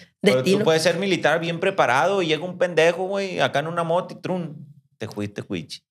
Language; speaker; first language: Spanish; native; Spanish